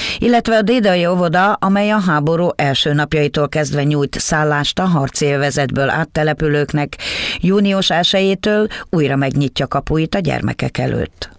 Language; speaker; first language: Hungarian; native; Hungarian